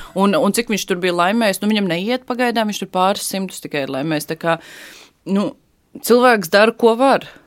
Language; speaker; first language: Latvian; native; Latvian